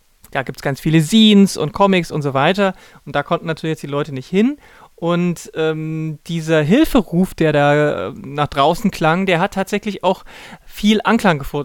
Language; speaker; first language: German; native; German